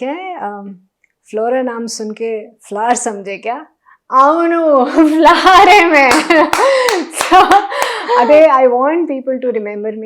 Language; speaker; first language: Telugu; non-native, learner; Hindi